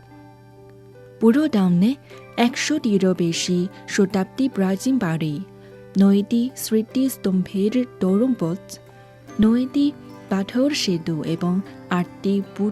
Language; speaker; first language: Bangla; non-native, fluent; Chinese